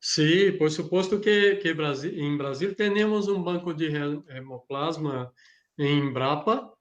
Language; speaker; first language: Spanish; non-native, learner; Portuguese